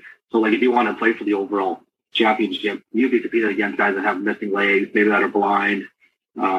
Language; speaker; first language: English; native; English